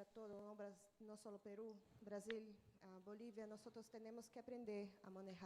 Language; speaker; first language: Spanish; non-native, fluent; Portuguese